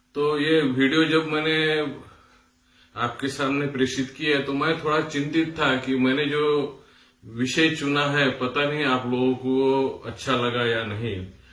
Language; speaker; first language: Hindi; non-native, local second language; Marathi